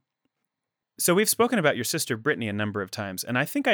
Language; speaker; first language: English; native; English